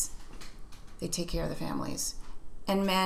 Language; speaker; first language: English; native; English